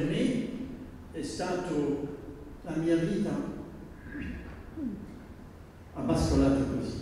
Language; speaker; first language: Italian; non-native, fluent; Dutch